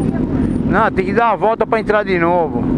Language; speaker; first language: Portuguese; native; Portuguese